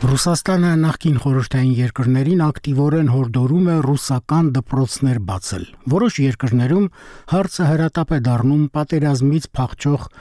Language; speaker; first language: Armenian; native; Armenian